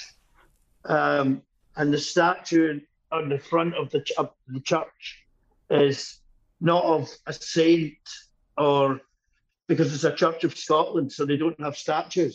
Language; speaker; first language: English; native; English